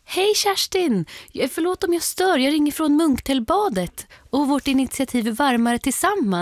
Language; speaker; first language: Swedish; native; Swedish